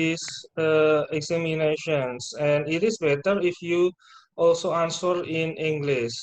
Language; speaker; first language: English; non-native, fluent; Indonesian